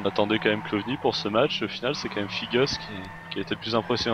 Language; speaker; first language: French; native; French